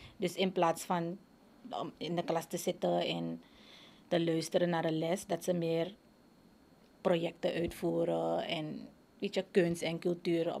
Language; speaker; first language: Dutch; native; Dutch